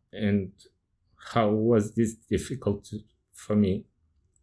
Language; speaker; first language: English; non-native, fluent; Portuguese